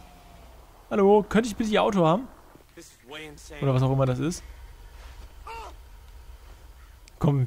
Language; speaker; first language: German; native; German